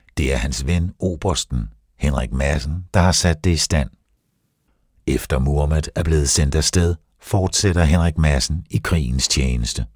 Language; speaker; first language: Danish; native; Danish